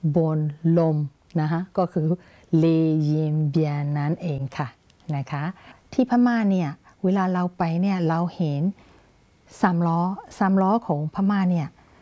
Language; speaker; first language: Thai; non-native, fluent; Burmese